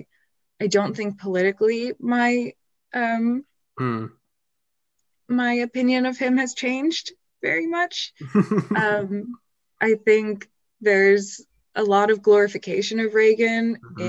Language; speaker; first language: English; native; English